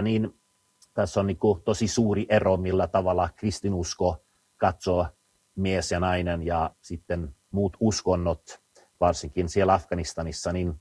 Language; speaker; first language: Finnish; early bilingual, heritage; Finnish